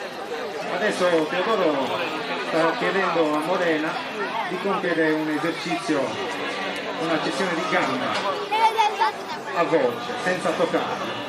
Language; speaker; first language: Italian; native; Italian